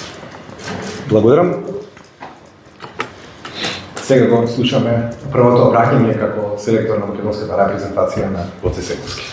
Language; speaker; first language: Macedonian; native; Macedonian